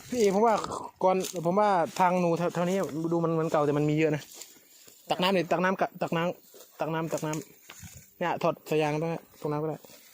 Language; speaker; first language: Thai; non-native, local second language; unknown